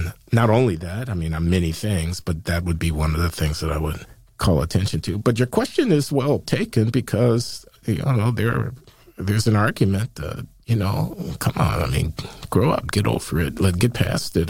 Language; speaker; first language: English; native; English